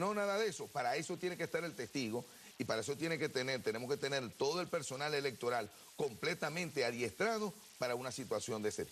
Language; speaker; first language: Spanish; native; Spanish